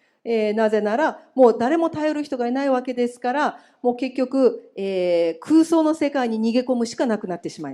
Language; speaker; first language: Japanese; native; Japanese